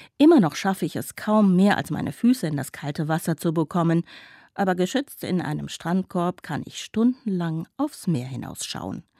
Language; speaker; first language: German; native; German